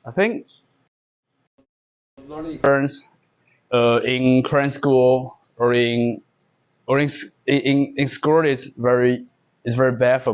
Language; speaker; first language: English; non-native, learner; Chinese